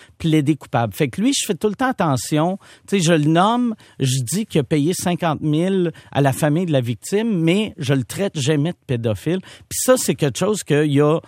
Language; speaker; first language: French; native; French